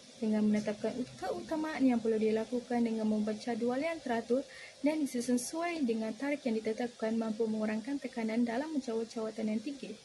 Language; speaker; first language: Malay; native; Malay